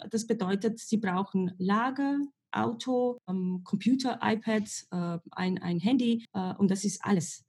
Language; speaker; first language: German; non-native, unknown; Slovenian